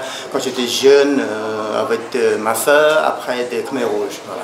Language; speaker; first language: French; non-native, learner; Khmer